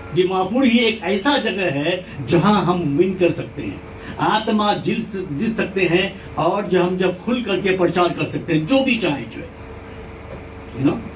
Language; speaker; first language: Hindi; non-native, local second language; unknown